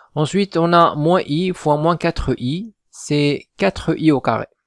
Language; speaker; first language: French; non-native, local second language; Arabic